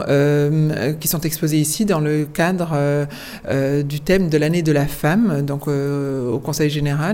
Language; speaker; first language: French; native; French